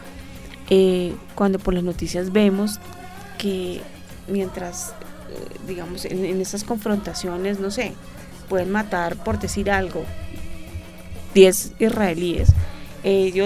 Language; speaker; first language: Spanish; native; Spanish